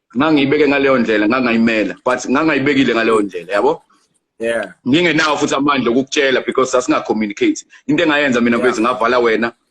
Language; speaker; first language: Zulu; native; Zulu